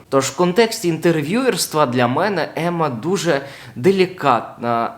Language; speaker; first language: Ukrainian; non-native, local second language; Russian